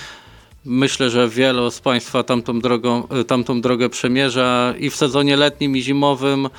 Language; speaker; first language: Polish; native; Polish